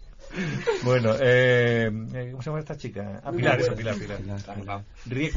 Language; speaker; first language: Spanish; native; Spanish